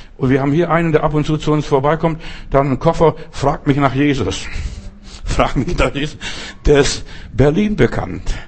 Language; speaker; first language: German; non-native, fluent; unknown